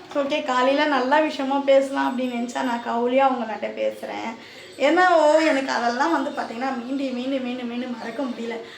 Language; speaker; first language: Tamil; native; Tamil